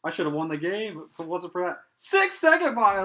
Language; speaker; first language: English; native; English